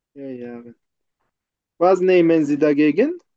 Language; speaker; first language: German; non-native, fluent; Turkish